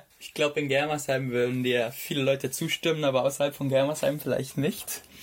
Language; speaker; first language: German; native; German